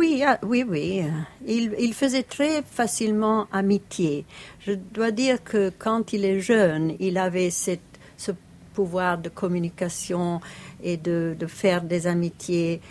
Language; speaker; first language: French; non-native, fluent; Italian